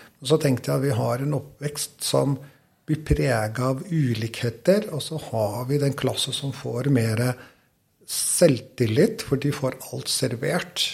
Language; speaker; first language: Norwegian; non-native, fluent; Albanian